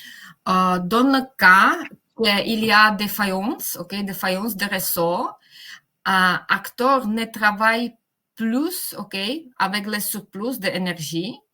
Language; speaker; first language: French; non-native, fluent; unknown